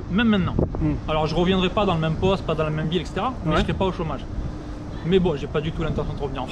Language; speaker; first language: French; native; French